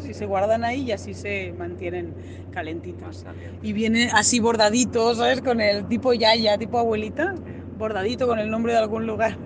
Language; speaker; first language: Spanish; native; Spanish